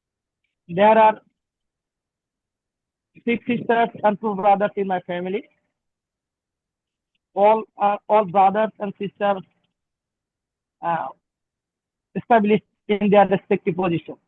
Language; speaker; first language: English; non-native, local second language; Bangla